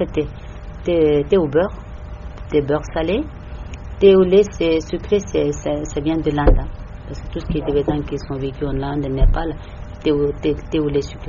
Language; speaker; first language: French; non-native, learner; Tibetan